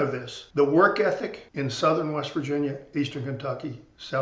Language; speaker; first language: English; native; English